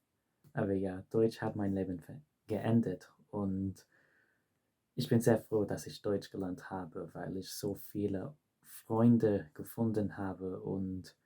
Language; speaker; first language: German; non-native, fluent; English